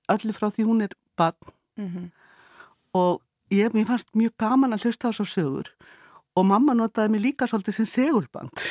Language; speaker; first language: Icelandic; native; Icelandic